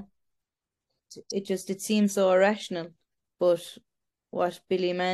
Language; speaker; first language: English; native; English